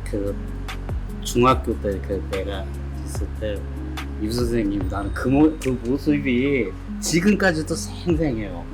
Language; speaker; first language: Korean; native; Korean